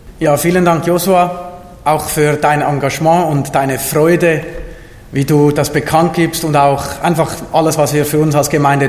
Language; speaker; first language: German; native; German